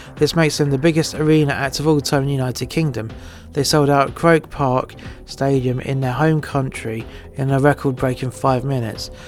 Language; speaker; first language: English; native; English